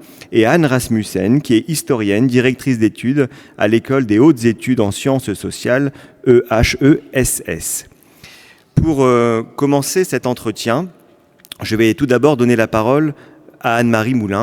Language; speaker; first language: French; native; French